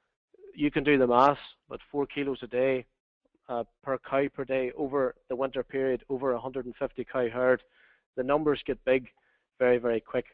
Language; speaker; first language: English; native; English